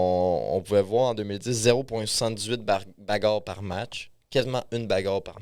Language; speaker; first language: French; native; French